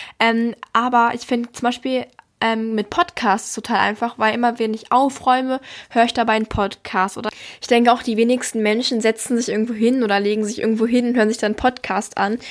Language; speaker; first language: German; native; German